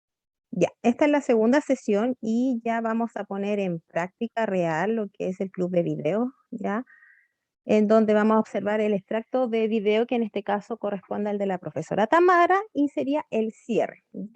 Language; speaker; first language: Spanish; native; Spanish